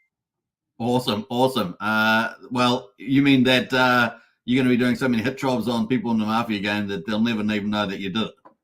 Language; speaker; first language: English; native; English